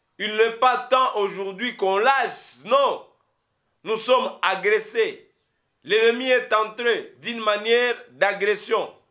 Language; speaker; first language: French; non-native, local second language; Lingala